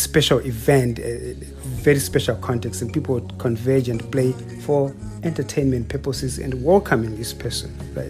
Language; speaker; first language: English; non-native, local second language; Shona